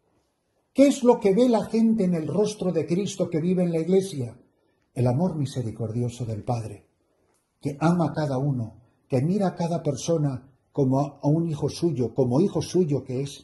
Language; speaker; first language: Spanish; native; Spanish